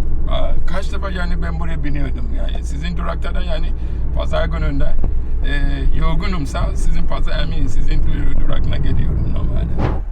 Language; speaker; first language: Turkish; non-native, fluent; Yoruba